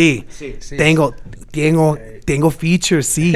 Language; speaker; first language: Spanish; non-native, local second language; English